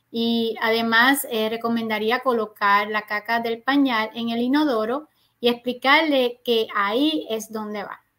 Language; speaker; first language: Spanish; native; Spanish